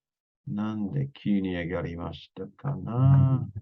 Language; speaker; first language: Japanese; non-native, learner; English